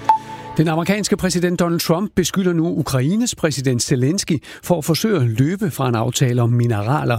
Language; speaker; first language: Danish; native; Danish